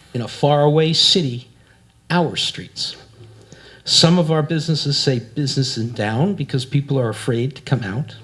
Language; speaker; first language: English; native; English